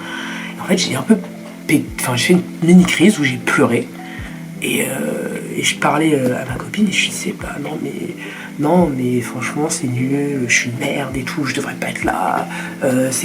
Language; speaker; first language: French; native; French